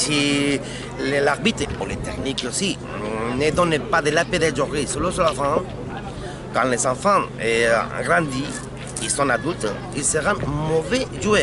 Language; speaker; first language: French; non-native, learner; Spanish